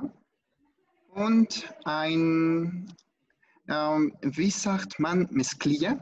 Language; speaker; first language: German; non-native, learner; Spanish